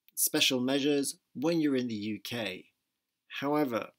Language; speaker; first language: English; native; English